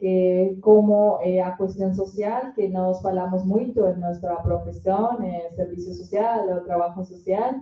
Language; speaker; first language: Portuguese; non-native, learner; Spanish